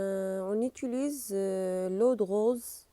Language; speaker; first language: French; non-native, learner; Arabic